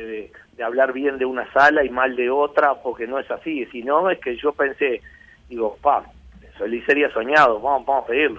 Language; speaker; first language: Spanish; native; Spanish